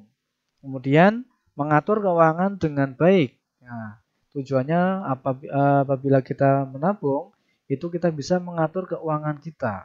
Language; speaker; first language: Indonesian; native; Indonesian